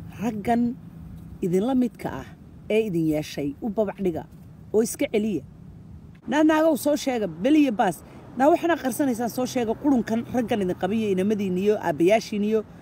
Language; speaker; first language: Somali; native; Somali